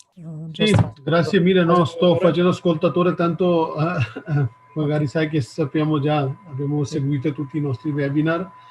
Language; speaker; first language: Italian; non-native, learner; Hindi